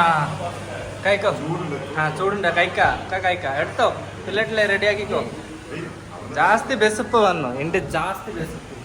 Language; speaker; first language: Malayalam; non-native, learner; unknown